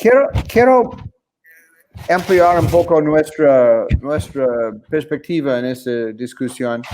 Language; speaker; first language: Spanish; non-native, fluent; English